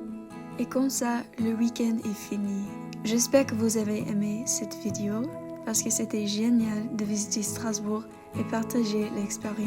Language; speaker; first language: French; non-native, learner; English